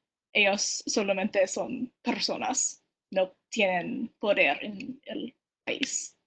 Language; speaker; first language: Spanish; non-native, learner; English